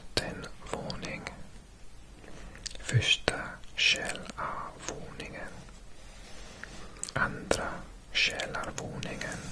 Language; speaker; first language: Swedish; non-native, learner; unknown